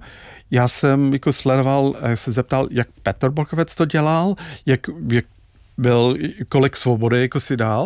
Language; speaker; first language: Czech; non-native, fluent; English